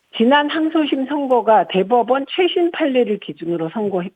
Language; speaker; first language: Korean; native; Korean